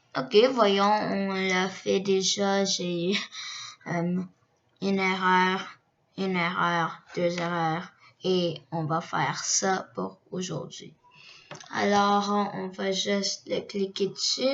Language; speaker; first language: French; early bilingual, other home language; Korean